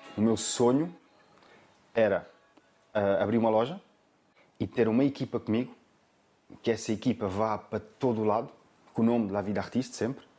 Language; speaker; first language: Portuguese; native; Portuguese